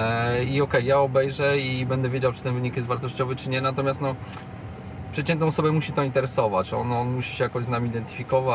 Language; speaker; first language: Polish; native; Polish